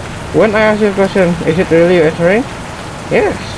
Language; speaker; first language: English; non-native, learner; Indonesian